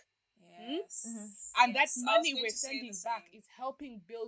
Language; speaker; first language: English; non-native, local second language; Ganda